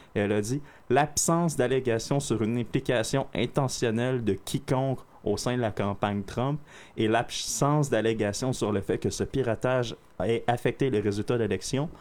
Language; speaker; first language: French; native; French